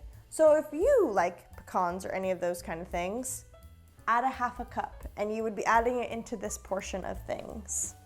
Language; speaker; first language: English; native; English